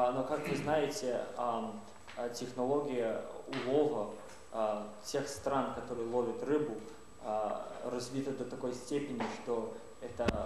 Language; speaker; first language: Russian; non-native, fluent; English